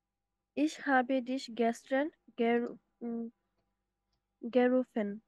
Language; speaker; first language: German; non-native, learner; Bangla